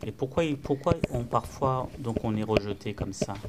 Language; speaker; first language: French; native; French